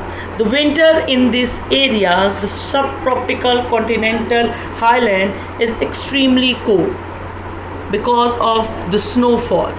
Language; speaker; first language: English; non-native, local second language; Urdu